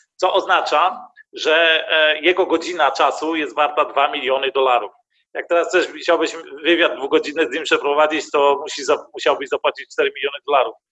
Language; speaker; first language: Polish; early bilingual, heritage; Polish